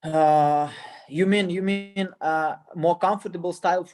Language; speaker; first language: English; non-native, learner; Russian